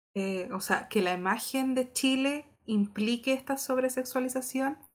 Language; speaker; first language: Spanish; native; Spanish